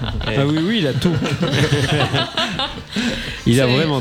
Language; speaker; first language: French; native; French